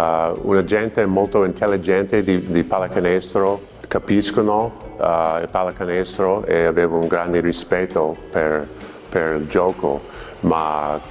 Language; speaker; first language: Italian; non-native, fluent; English